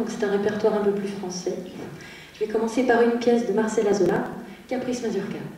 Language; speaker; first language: French; native; French